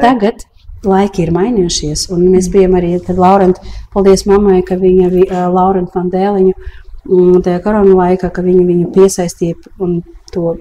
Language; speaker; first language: Latvian; early bilingual, heritage; Latvian